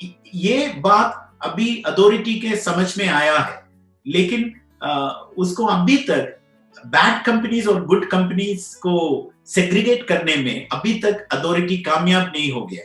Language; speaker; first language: Hindi; non-native, local second language; Malayalam